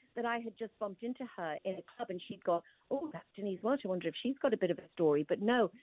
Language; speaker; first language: English; native; English